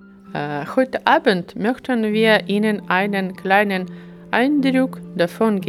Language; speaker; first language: German; non-native, learner; Ukrainian